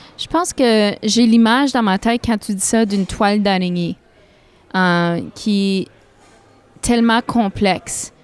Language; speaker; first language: French; native; French